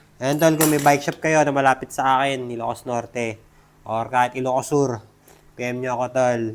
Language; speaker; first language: Filipino; non-native, local second language; Iloko